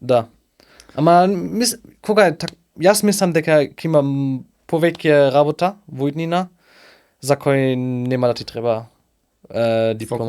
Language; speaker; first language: Macedonian; non-native, learner; German